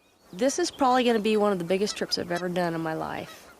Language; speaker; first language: English; native; English